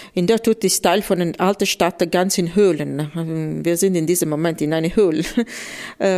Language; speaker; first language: German; non-native, fluent; Italian